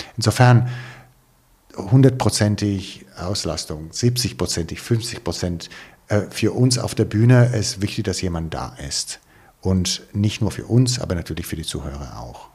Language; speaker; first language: German; non-native, fluent; Italian